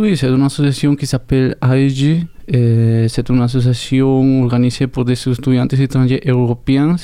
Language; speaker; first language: French; non-native, learner; Spanish